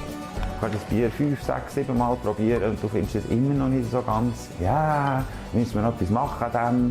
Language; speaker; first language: German; native; German